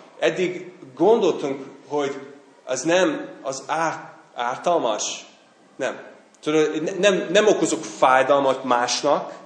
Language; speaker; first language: Hungarian; non-native, fluent; English